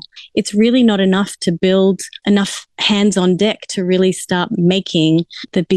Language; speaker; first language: English; native; English